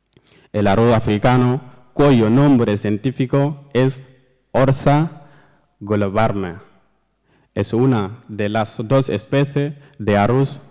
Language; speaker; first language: Spanish; non-native, learner; Fula